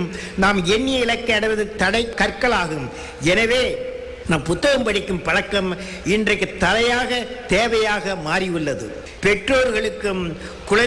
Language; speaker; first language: Tamil; native; Tamil